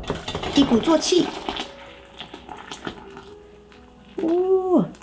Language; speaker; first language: Chinese; native; Chinese